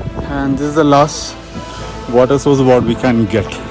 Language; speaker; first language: English; non-native, local second language; Malayalam